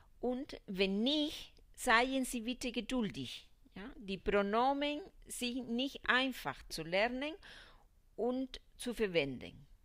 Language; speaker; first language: German; non-native, fluent; Spanish